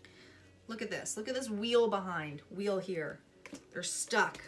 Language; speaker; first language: English; native; English